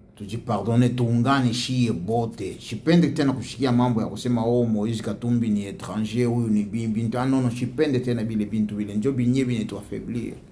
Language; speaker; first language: French; non-native, local second language; Swahili